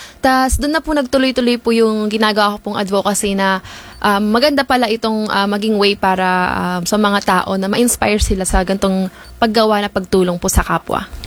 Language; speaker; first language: Filipino; native; Filipino